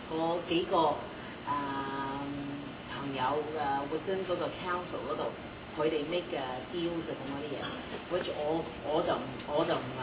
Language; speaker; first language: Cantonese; early bilingual, heritage; Cantonese